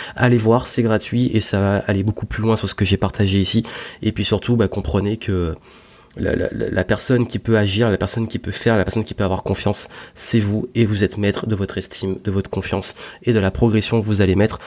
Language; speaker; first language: French; native; French